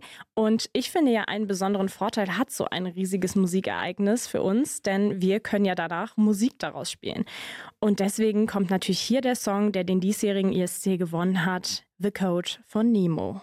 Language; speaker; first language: German; native; German